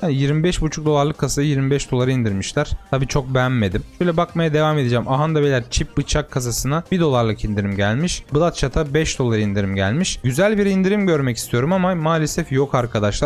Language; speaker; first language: Turkish; native; Turkish